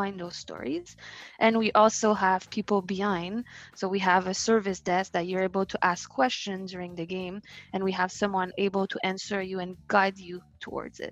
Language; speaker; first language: English; non-native, fluent; French